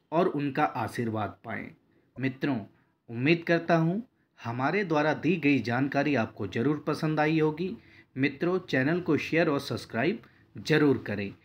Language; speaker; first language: Hindi; native; Hindi